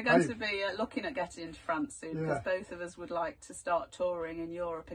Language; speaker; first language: English; native; English